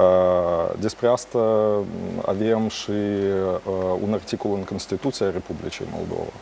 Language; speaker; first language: Romanian; non-native, local second language; Russian